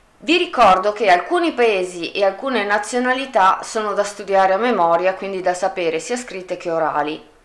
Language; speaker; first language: Italian; native; Italian